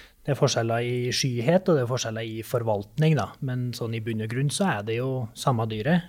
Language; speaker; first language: Norwegian; native; Norwegian